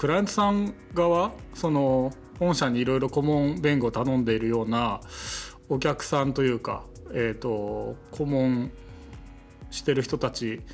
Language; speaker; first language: Japanese; native; Japanese